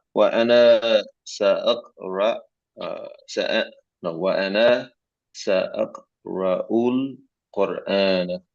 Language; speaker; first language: Arabic; non-native, learner; English